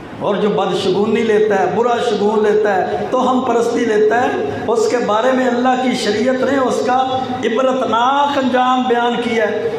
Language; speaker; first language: Urdu; non-native, local second language; Punjabi